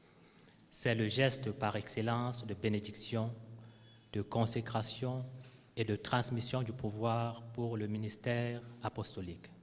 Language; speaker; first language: French; native; French